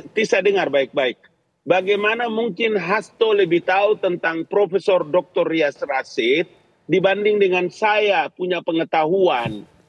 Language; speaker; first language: Indonesian; native; Indonesian